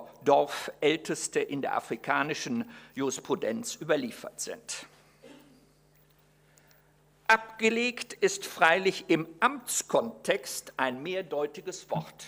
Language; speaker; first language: German; native; German